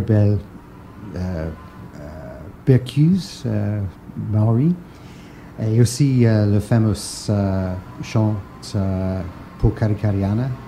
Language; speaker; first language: French; non-native, fluent; English